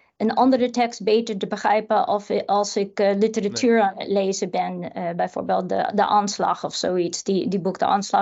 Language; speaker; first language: Dutch; non-native, fluent; English